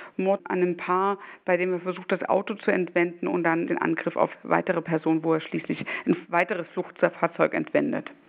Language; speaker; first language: German; native; German